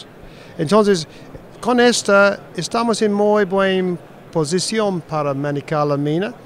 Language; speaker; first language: Spanish; non-native, fluent; English